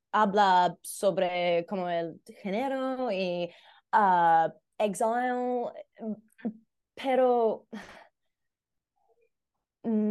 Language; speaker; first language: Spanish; non-native, learner; English